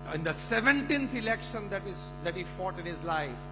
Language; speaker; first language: English; non-native, local second language; Gujarati